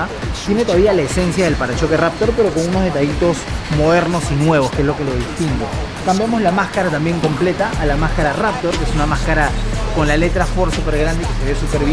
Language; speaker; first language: Spanish; native; Spanish